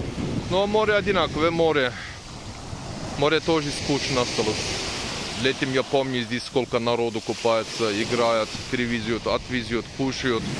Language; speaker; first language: Russian; non-native, learner; Turkish